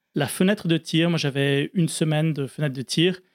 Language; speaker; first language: French; native; French